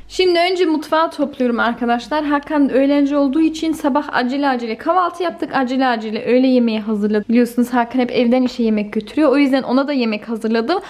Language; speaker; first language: Turkish; early bilingual, heritage; Turkish